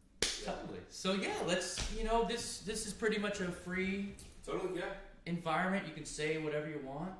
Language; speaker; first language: English; native; English